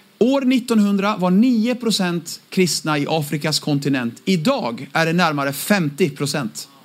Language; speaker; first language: Swedish; early bilingual, other home language; Aramaic